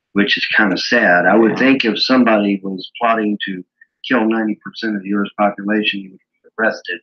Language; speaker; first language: English; native; English